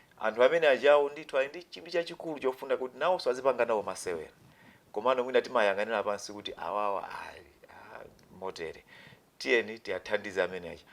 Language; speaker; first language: Nyanja; non-native, local second language; Tumbuka